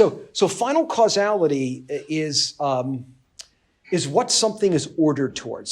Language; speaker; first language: English; native; English